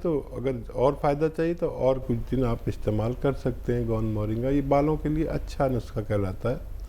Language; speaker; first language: Hindi; native; Hindi